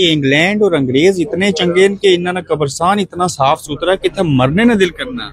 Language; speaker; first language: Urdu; non-native, local second language; Pahari-Potwari